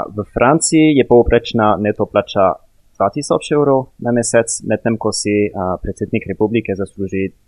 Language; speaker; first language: Slovenian; non-native, fluent; French